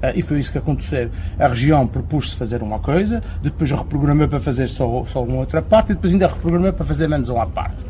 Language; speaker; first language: Portuguese; native; Portuguese